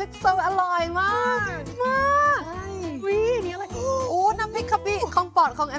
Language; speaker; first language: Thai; non-native, fluent; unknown